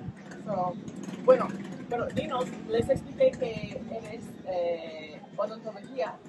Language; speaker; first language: Spanish; non-native, learner; English